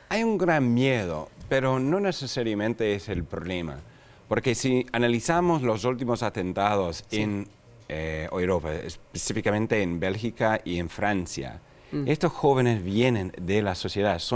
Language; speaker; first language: Spanish; non-native, fluent; English